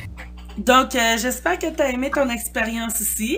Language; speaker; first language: French; native; French